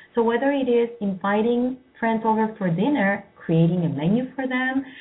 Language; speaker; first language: English; non-native, fluent; Greek